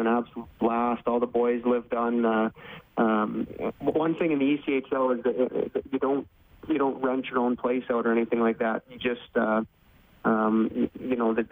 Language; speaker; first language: English; native; English